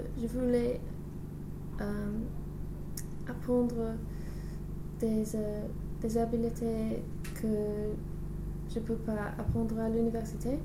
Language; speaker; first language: French; non-native, learner; English